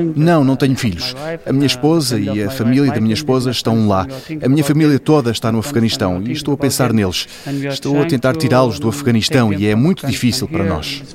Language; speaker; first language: Portuguese; non-native, fluent; Persian